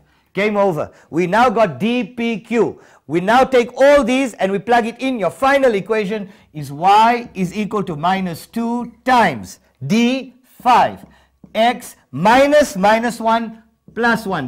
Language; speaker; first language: English; native; English